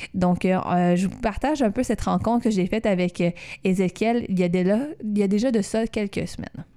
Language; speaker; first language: French; native; French